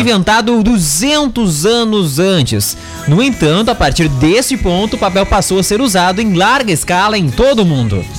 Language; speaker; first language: Portuguese; native; Portuguese